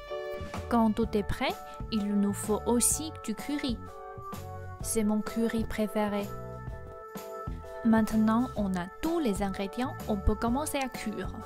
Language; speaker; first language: French; non-native, fluent; Chinese